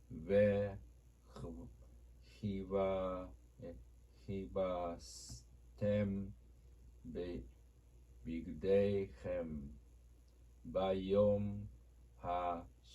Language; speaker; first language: Hebrew; non-native, learner; Japanese